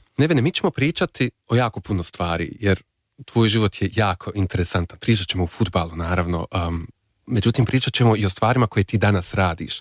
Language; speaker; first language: Croatian; native; Croatian